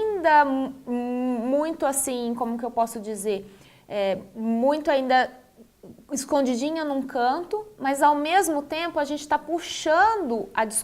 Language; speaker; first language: Portuguese; native; Portuguese